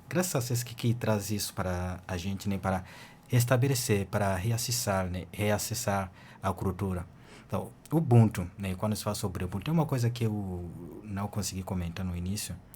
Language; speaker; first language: Portuguese; non-native, fluent; Ganda